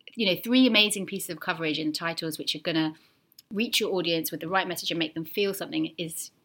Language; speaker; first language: English; native; English